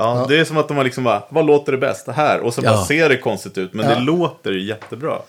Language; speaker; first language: Swedish; native; Swedish